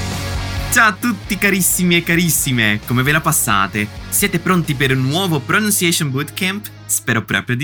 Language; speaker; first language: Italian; non-native, fluent; Portuguese